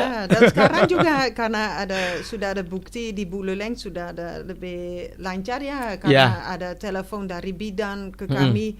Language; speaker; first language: Indonesian; non-native, fluent; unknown